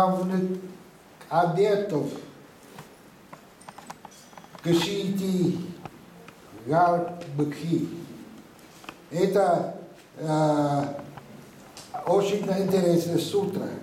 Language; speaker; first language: Russian; non-native, fluent; Vietnamese